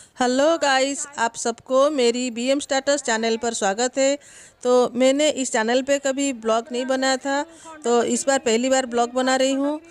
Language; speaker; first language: Hindi; non-native, local second language; Odia